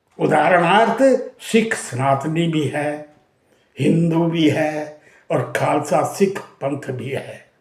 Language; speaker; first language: Hindi; native; Hindi